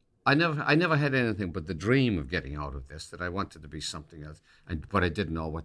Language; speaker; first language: English; native; English